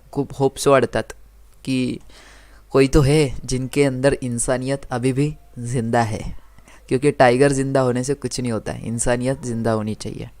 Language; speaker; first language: Hindi; non-native, local second language; Marathi